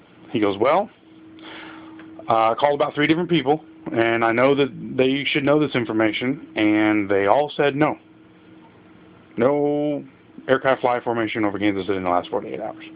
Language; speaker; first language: English; native; English